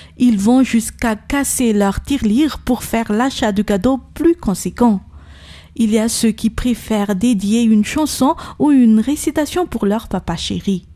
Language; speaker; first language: French; non-native, local second language; Malagasy